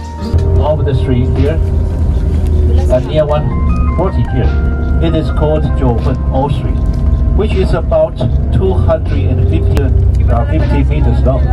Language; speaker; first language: English; non-native, learner; Chinese